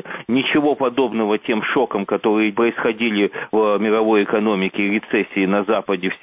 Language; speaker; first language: Russian; native; Russian